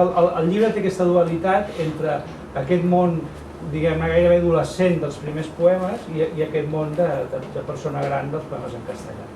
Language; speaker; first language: Catalan; native; Catalan